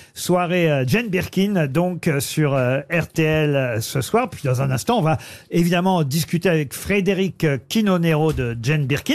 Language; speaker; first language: French; native; French